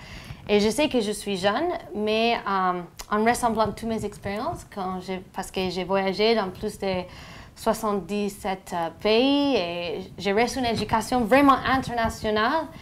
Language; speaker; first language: French; non-native, learner; English